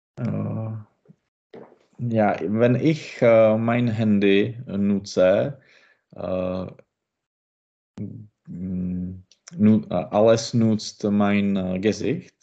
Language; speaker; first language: German; non-native, learner; Czech